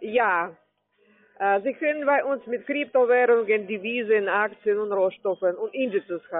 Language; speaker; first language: German; non-native, fluent; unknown